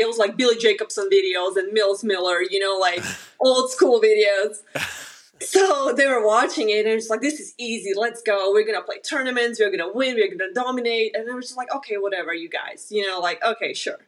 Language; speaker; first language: English; non-native, fluent; Slovak